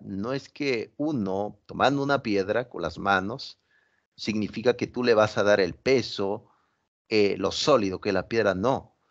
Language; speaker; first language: Spanish; native; Spanish